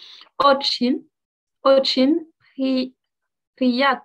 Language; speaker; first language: Russian; non-native, learner; French